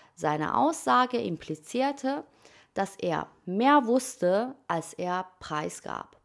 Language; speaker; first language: German; non-native, fluent; Persian